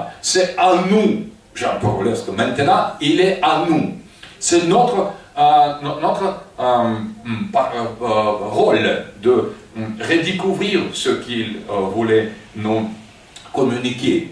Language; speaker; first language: French; non-native, fluent; Russian